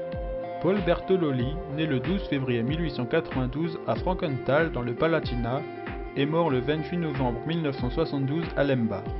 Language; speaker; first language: French; native; French